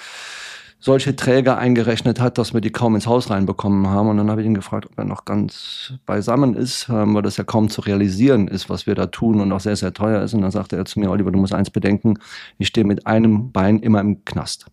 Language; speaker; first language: German; native; German